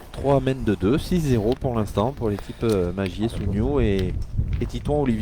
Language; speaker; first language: French; native; French